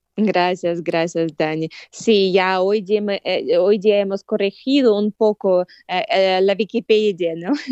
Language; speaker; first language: Spanish; non-native, fluent; Russian